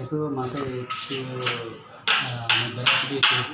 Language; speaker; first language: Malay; non-native, learner; Rohingya